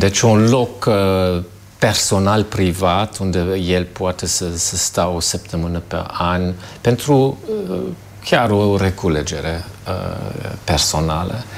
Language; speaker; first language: Romanian; non-native, fluent; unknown